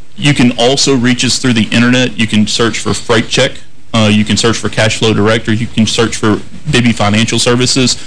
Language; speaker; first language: English; native; English